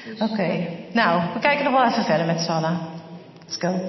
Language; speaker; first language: Dutch; native; Dutch